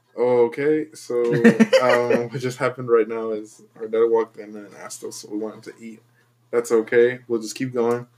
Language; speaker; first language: English; non-native, fluent; Spanish